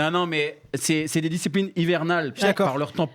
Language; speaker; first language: French; native; French